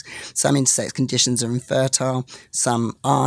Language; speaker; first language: English; native; English